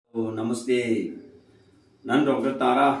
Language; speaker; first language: Kannada; non-native, learner; Tibetan